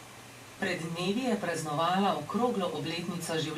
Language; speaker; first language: Slovenian; native; Slovenian